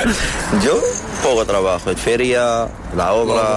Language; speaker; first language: Spanish; non-native, learner; Arabic